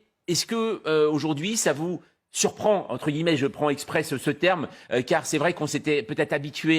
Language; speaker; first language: French; native; French